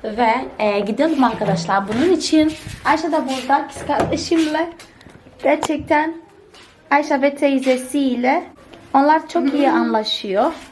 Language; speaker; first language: Turkish; non-native, fluent; Portuguese